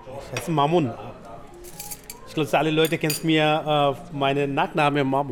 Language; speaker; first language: German; non-native, learner; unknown